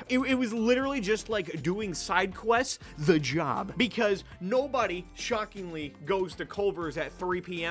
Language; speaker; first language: English; native; English